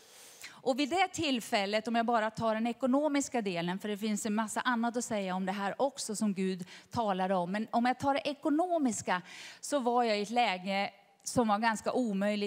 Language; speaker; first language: Swedish; native; Swedish